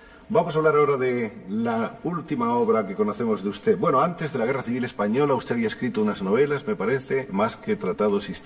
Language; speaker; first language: Spanish; native; Spanish